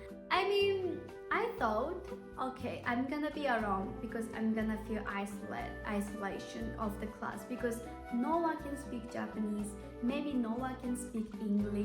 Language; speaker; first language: English; non-native, fluent; Japanese